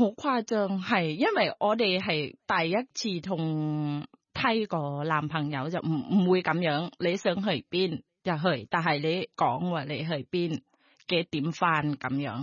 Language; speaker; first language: Cantonese; non-native, learner; Thai